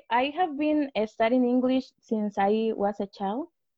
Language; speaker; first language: English; non-native, learner; Spanish